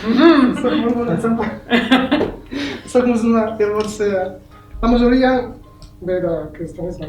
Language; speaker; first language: Catalan; non-native, learner; Arabic